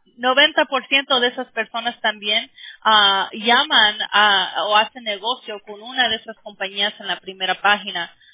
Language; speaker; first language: Spanish; early bilingual, heritage; Spanish